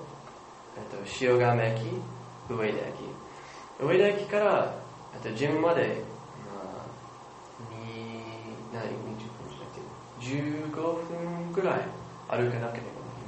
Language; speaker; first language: Japanese; non-native, learner; English